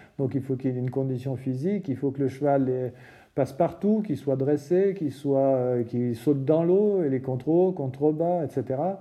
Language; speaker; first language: French; native; French